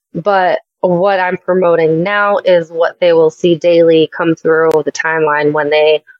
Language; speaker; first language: English; native; English